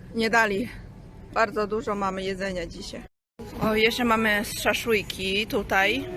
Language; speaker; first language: Polish; non-native, learner; Chinese